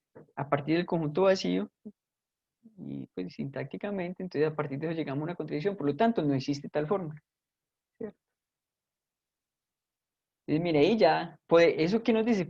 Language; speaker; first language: Spanish; native; Spanish